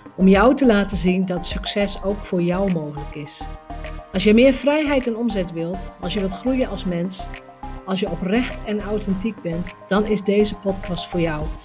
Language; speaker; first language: Dutch; native; Dutch